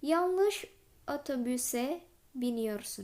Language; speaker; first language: Turkish; non-native, fluent; Indonesian